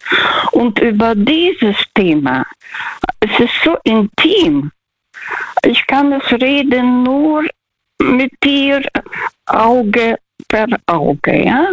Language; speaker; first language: German; non-native, fluent; Russian